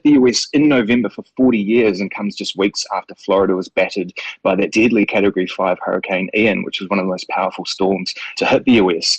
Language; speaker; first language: English; native; English